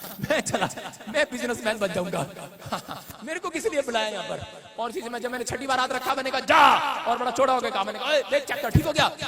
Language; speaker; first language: Hindi; non-native, local second language; Punjabi